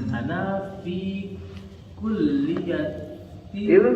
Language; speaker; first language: Arabic; non-native, learner; Indonesian